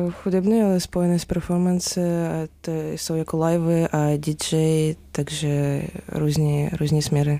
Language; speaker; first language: Czech; non-native, fluent; Ukrainian